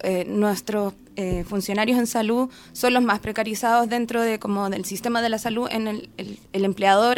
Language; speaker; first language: Spanish; native; Spanish